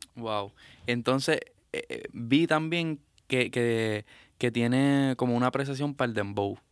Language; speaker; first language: Spanish; native; Spanish